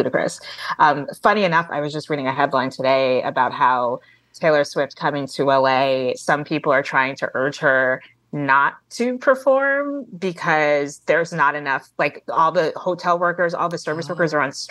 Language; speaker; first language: English; native; English